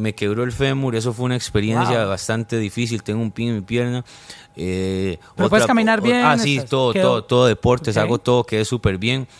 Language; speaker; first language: Spanish; non-native, fluent; French